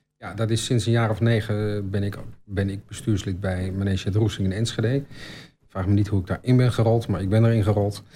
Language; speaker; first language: Dutch; native; Dutch